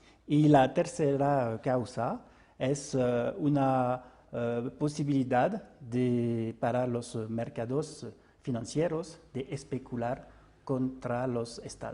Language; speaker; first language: Spanish; non-native, fluent; French